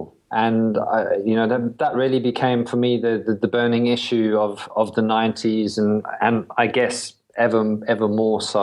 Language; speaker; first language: English; native; English